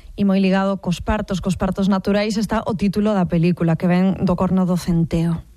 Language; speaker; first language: Galician; native; Galician